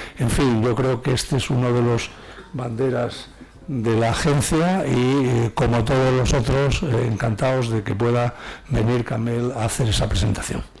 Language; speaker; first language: Spanish; native; Spanish